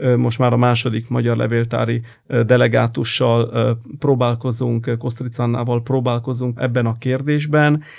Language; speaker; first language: Hungarian; non-native, fluent; Italian